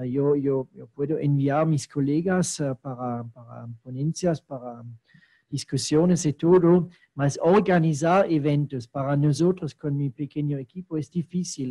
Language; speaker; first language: Spanish; non-native, fluent; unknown